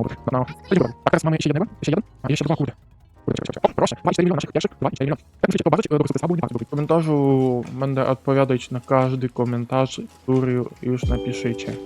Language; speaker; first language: Polish; non-native, learner; Ukrainian